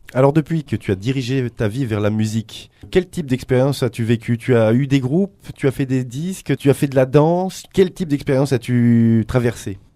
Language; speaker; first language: French; native; French